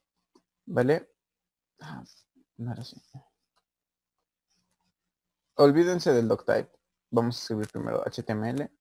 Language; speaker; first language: Spanish; native; Spanish